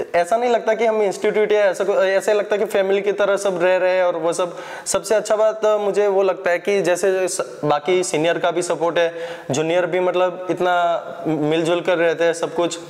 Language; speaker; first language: Hindi; non-native, local second language; Gujarati